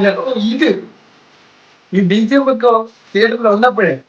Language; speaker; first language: Malayalam; native; Malayalam